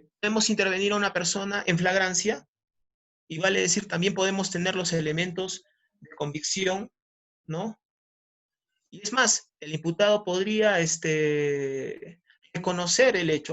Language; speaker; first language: Spanish; native; Spanish